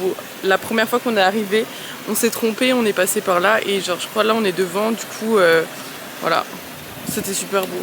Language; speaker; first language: French; native; French